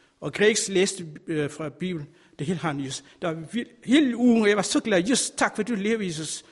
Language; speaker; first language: Danish; non-native, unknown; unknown